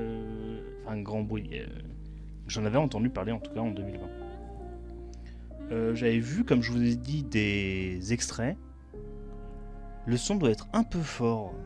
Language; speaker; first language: French; native; French